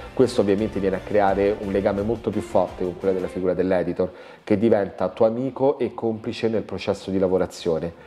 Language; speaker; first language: Italian; native; Italian